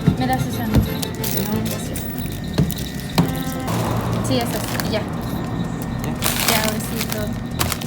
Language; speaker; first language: Spanish; native; Spanish